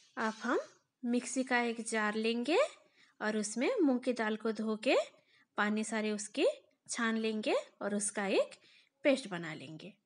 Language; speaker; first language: Hindi; non-native, local second language; Bangla